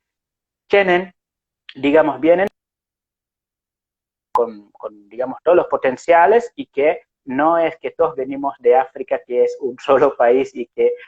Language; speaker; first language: Spanish; non-native, fluent; Serer